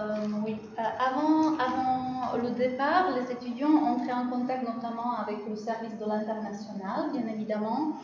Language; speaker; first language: French; non-native, fluent; Czech